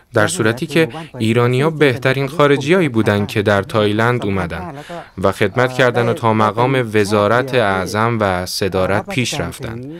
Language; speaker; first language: Persian; non-native, fluent; Thai